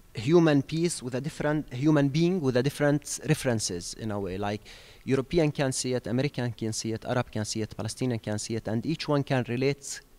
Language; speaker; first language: English; non-native, learner; Arabic